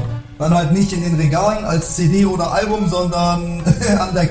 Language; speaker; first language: German; native; German